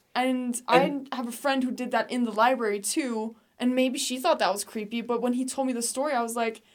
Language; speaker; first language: English; non-native, fluent; Danish